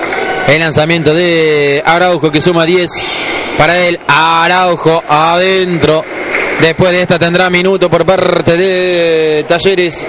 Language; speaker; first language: Spanish; native; Spanish